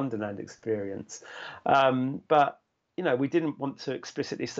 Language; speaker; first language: English; native; English